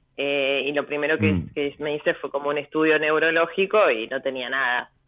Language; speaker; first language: Spanish; native; Spanish